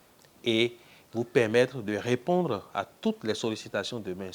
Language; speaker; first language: French; non-native, local second language; Fon